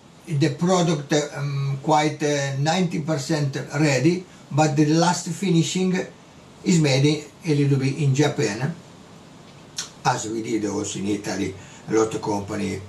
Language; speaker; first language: English; non-native, learner; Italian